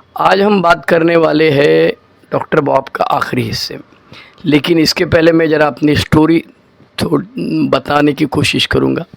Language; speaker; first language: Hindi; non-native, local second language; Marathi